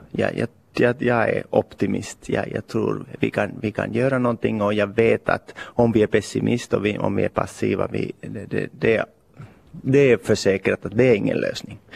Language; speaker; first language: Swedish; non-native, local second language; Finnish